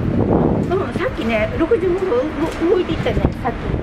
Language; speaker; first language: Japanese; native; Japanese